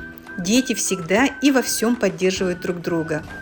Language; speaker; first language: Russian; native; Russian